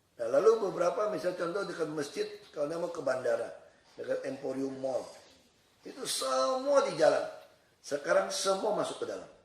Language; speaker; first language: Indonesian; native; Indonesian